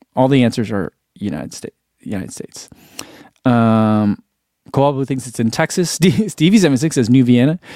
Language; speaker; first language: English; native; English